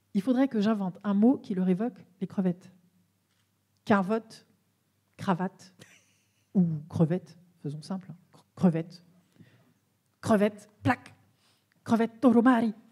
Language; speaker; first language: French; native; French